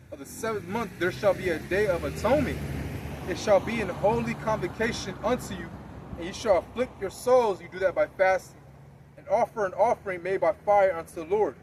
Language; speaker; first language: English; native; English